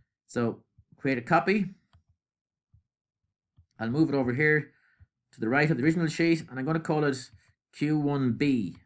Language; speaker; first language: English; native; English